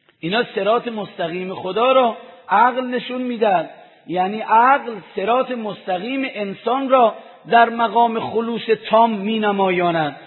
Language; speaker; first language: Persian; native; Persian